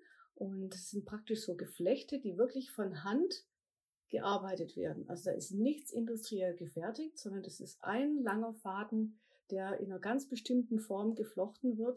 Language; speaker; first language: German; native; German